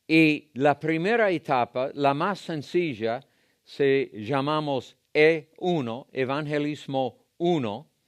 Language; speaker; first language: Spanish; non-native, fluent; English